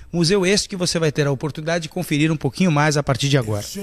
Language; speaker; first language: Portuguese; native; Portuguese